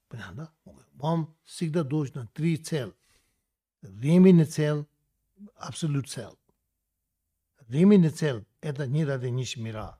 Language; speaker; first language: Russian; non-native, learner; Tibetan